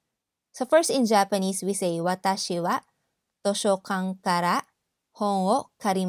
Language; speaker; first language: Japanese; non-native, fluent; English